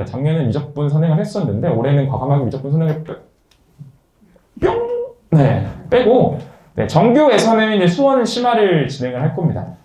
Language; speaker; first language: Korean; native; Korean